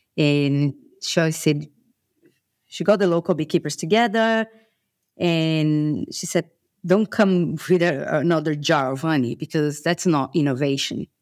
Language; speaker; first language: English; non-native, fluent; Portuguese